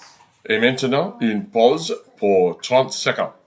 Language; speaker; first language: French; non-native, fluent; English